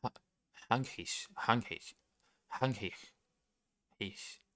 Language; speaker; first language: German; non-native, learner; Portuguese